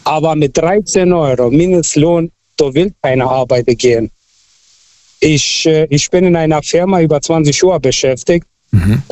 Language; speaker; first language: German; non-native, fluent; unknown